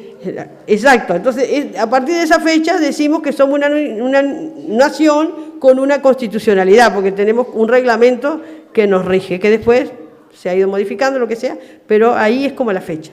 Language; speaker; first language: Spanish; native; Spanish